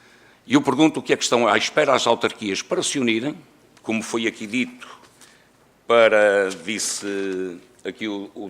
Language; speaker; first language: Portuguese; native; Portuguese